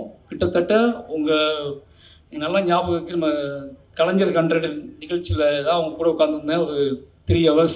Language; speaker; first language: Tamil; native; Tamil